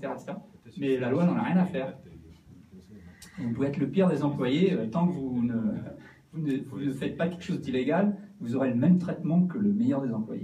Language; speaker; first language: French; native; French